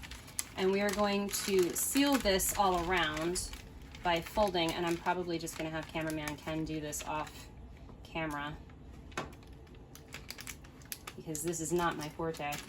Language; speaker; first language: English; native; English